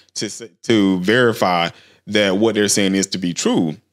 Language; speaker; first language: English; native; English